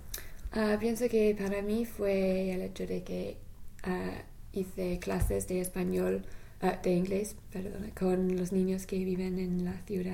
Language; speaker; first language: Spanish; non-native, fluent; English